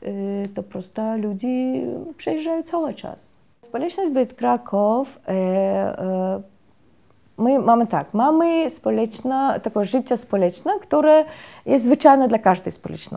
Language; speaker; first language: Polish; non-native, fluent; Russian